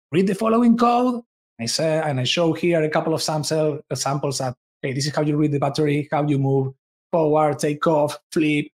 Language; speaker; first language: English; non-native, fluent; Spanish